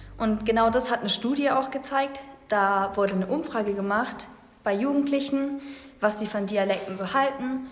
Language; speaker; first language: German; native; German